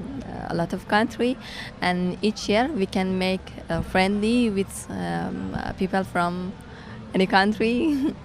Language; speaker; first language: English; non-native, learner; Persian